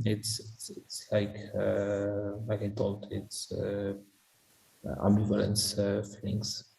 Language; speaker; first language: English; non-native, fluent; Polish